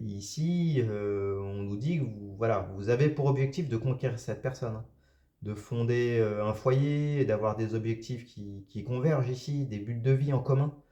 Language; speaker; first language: French; native; French